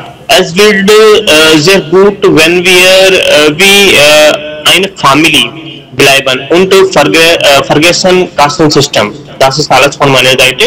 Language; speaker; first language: German; non-native, learner; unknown